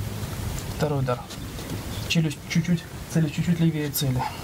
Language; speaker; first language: Russian; native; Russian